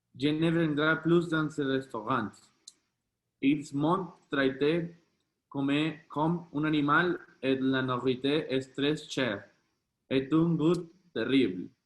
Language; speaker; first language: French; non-native, learner; Spanish